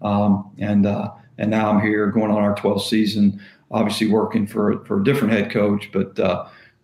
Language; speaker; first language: English; native; English